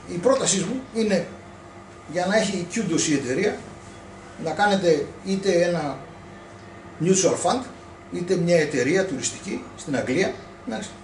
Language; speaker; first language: Greek; early bilingual, heritage; Greek